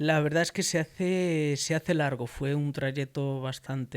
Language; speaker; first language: Spanish; native; Spanish